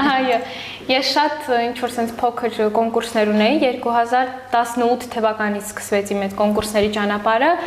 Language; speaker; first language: Armenian; early bilingual, heritage; Armenian